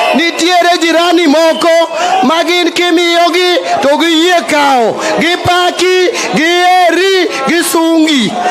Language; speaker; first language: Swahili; non-native, local second language; Luo (Kenya and Tanzania)